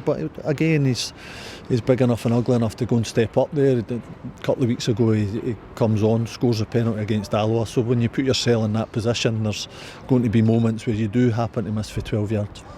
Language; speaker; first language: English; native; English